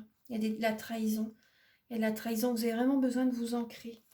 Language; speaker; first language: French; native; French